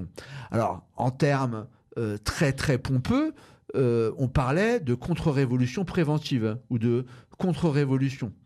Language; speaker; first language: French; native; French